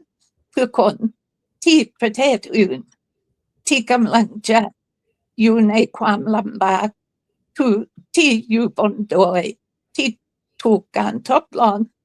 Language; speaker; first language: Thai; non-native, fluent; English